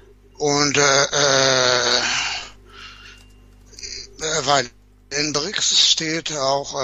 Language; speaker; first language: German; non-native, fluent; Portuguese